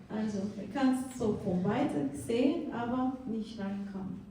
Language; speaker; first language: German; non-native, fluent; Portuguese